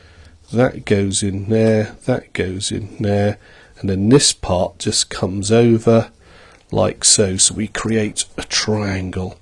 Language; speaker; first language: English; native; English